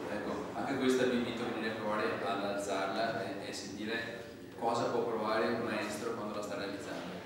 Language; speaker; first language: Italian; native; Italian